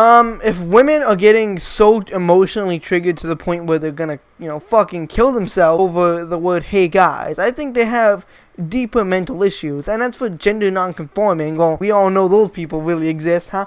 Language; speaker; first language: English; native; English